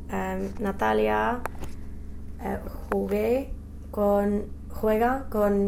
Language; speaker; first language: Spanish; non-native, learner; English